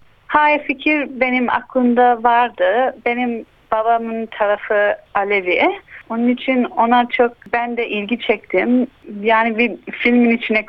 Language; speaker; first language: Turkish; early bilingual, heritage; Turkish